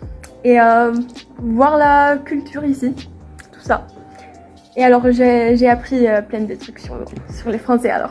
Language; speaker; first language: French; non-native, fluent; Swedish